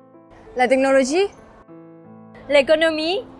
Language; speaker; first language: French; non-native, fluent; Thai